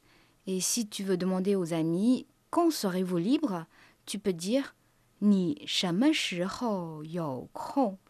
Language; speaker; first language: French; non-native, fluent; Chinese